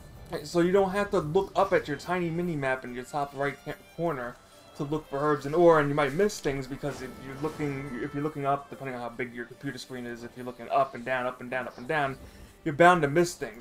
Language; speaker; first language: English; native; English